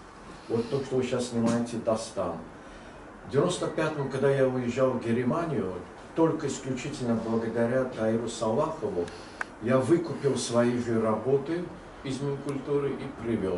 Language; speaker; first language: Russian; non-native, local second language; Azerbaijani